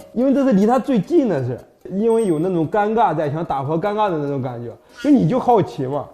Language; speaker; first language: Chinese; native; Chinese